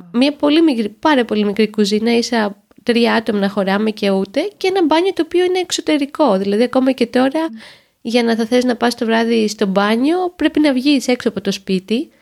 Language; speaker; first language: Greek; native; Greek